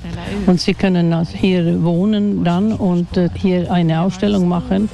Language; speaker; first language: German; non-native, fluent; Swedish